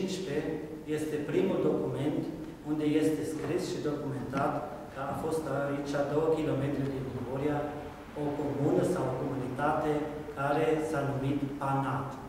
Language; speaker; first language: Romanian; non-native, local second language; German